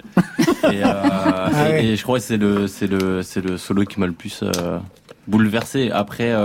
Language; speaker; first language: French; native; French